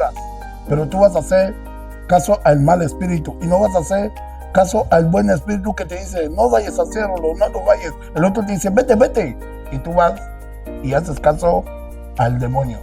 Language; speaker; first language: Spanish; non-native, local second language; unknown